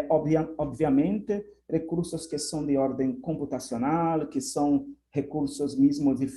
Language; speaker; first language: Spanish; non-native, fluent; Portuguese